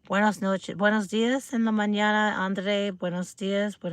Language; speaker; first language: Spanish; non-native, learner; English